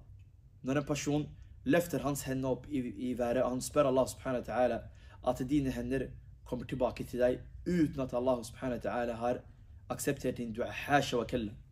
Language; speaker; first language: Norwegian; early bilingual, other home language; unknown